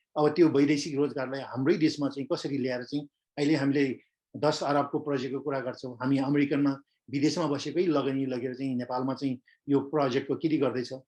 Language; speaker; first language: Nepali; non-native, local second language; Sherpa